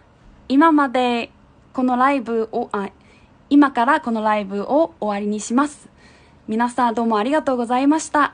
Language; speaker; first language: Japanese; non-native, fluent; Korean